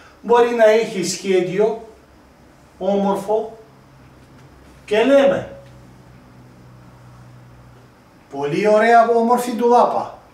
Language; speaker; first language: Greek; non-native, fluent; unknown